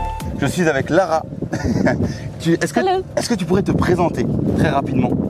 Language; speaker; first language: French; native; French